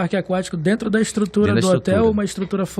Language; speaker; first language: Portuguese; native; Portuguese